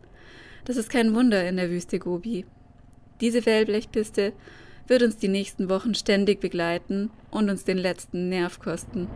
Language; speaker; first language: German; native; German